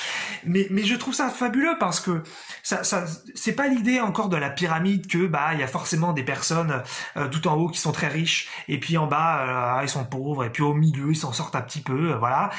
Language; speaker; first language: French; native; French